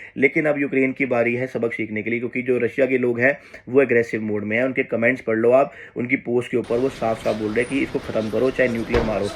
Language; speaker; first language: Hindi; native; Hindi